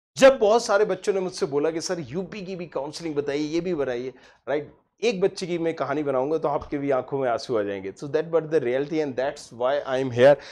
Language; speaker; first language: Hindi; native; Hindi